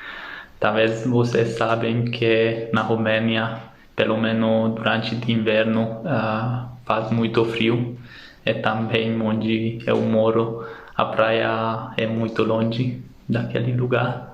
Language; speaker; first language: Portuguese; non-native, learner; Hungarian